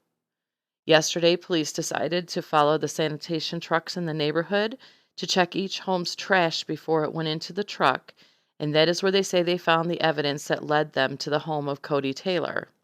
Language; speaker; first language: English; native; English